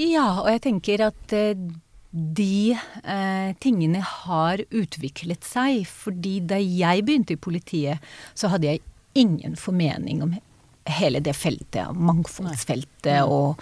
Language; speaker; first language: Norwegian; non-native, fluent; Hebrew